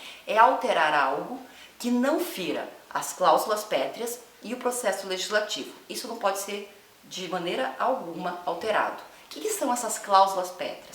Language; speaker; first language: Portuguese; native; Portuguese